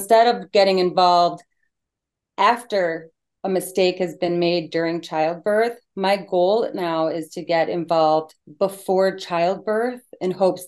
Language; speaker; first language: English; native; English